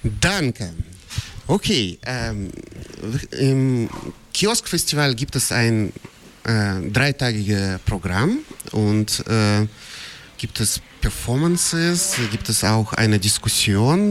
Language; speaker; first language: German; non-native, fluent; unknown